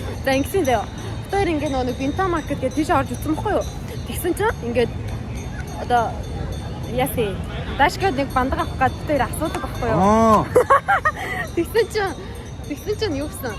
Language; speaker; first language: Mongolian; native; Mongolian